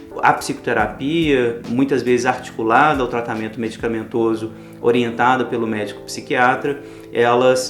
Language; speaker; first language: Portuguese; native; Portuguese